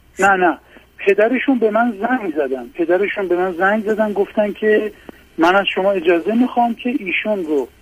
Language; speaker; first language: Persian; non-native, local second language; Azerbaijani